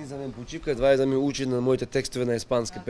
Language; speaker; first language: Bulgarian; non-native, learner; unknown